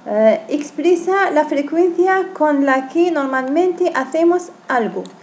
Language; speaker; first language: Spanish; non-native, fluent; Arabic